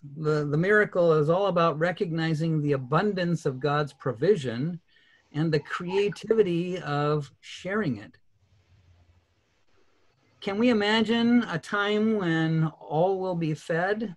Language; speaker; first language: English; native; English